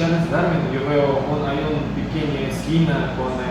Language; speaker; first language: Spanish; non-native, learner; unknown